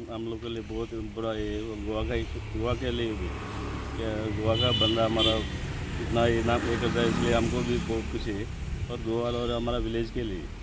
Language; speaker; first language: Hindi; non-native, local second language; Konkani